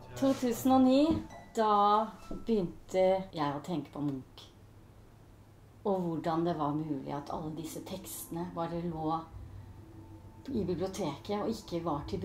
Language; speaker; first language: Norwegian; native; Norwegian